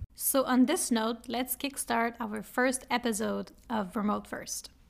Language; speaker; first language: English; non-native, fluent; French